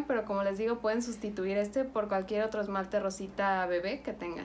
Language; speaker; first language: Spanish; native; Spanish